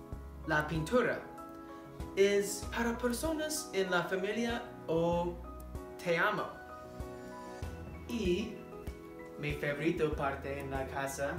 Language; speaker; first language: Spanish; non-native, learner; English